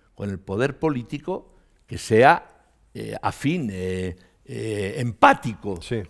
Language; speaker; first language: Spanish; native; Spanish